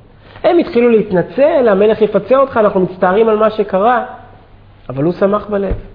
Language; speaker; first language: Hebrew; native; Hebrew